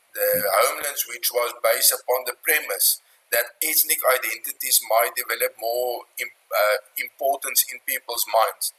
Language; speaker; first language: English; non-native, local second language; Afrikaans